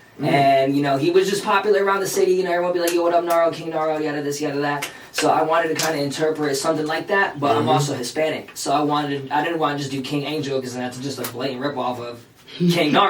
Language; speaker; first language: English; early bilingual, other home language; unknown